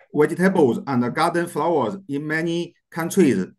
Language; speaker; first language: English; non-native, learner; Chinese